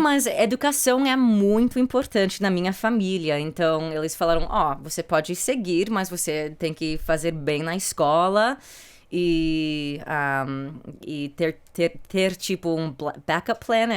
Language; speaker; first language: Portuguese; early bilingual, heritage; English